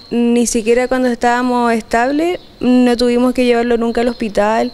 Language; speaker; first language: Spanish; native; Spanish